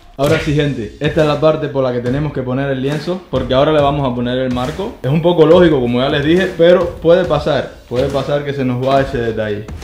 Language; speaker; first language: Spanish; native; Spanish